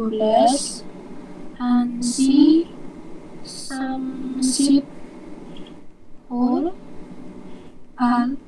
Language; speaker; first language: Korean; non-native, learner; Indonesian